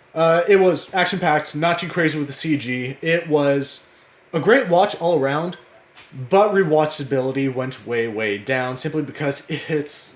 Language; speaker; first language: English; native; English